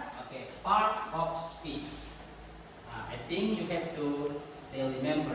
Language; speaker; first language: English; non-native, learner; Indonesian